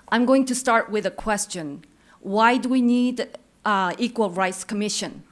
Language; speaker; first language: English; non-native, fluent; Korean